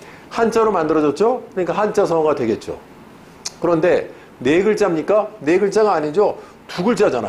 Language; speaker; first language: Korean; native; Korean